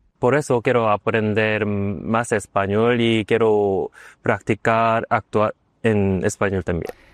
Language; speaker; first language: Spanish; non-native, learner; Korean